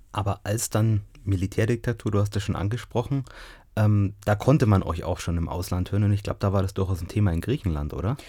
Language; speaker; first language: German; native; German